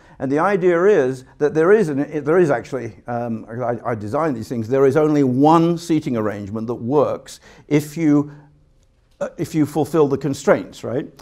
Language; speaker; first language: English; native; English